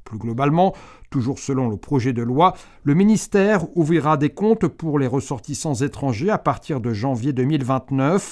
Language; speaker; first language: French; native; French